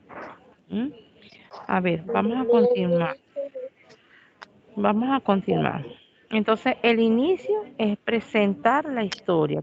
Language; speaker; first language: Spanish; native; Spanish